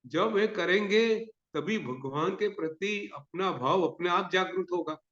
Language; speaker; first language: Hindi; non-native, local second language; Gujarati